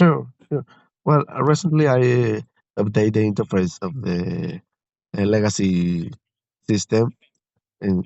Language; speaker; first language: English; non-native, learner; Spanish